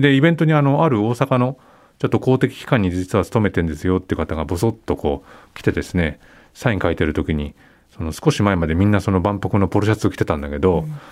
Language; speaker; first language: Japanese; native; Japanese